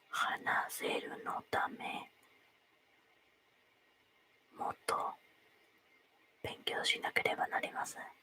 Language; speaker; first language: Japanese; non-native, learner; Spanish